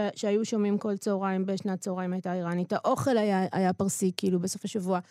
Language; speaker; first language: Hebrew; native; Hebrew